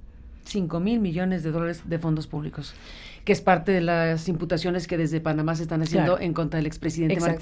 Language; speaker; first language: Spanish; native; Spanish